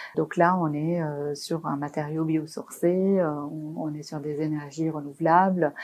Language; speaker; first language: French; non-native, local second language; Arabic